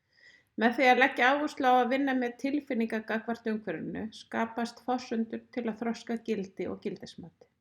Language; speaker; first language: Icelandic; native; Icelandic